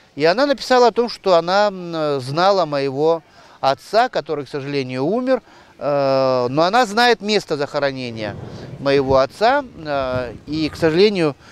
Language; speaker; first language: Russian; native; Russian